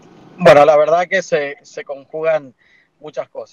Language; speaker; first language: Spanish; native; Spanish